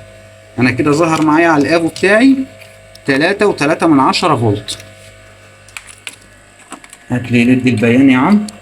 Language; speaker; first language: Arabic; native; Arabic